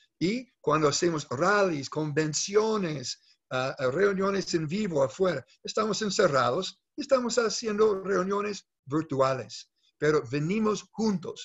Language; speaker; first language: Spanish; non-native, fluent; English